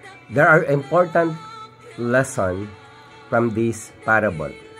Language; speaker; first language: English; non-native, local second language; Filipino